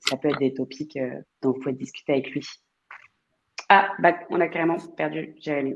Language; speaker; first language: French; native; French